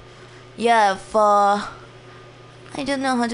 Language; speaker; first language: English; non-native, learner; Thai